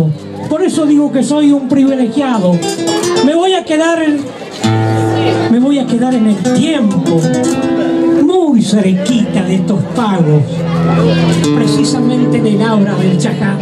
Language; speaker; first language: Spanish; native; Spanish